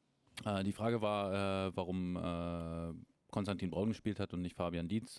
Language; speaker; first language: German; native; German